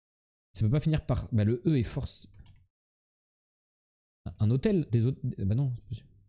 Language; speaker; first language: French; native; French